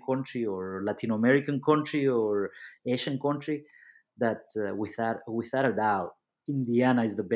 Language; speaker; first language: English; non-native, fluent; Spanish